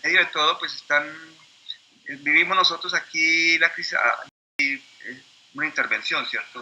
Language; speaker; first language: Spanish; native; Spanish